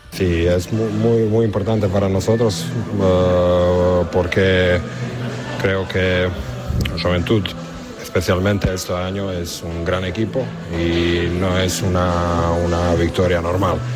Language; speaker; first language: Spanish; non-native, learner; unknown